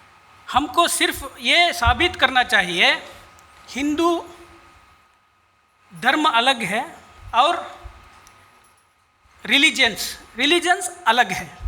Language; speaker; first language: Hindi; non-native, local second language; Kannada